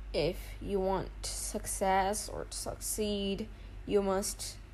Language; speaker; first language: English; non-native, fluent; Arabic